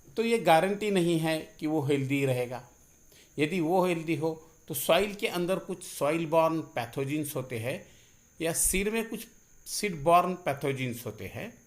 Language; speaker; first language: Hindi; non-native, local second language; Marathi